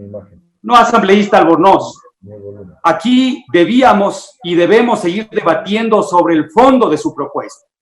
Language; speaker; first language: Spanish; native; Spanish